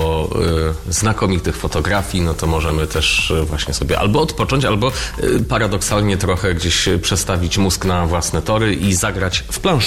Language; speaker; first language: Polish; native; Polish